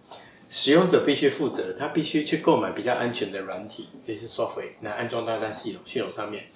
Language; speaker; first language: Chinese; native; Chinese